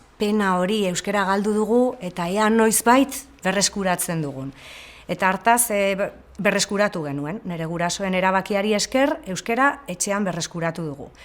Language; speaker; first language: Basque; non-native, local second language; Spanish